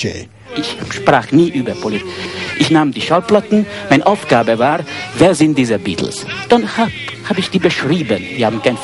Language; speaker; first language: German; non-native, fluent; Romanian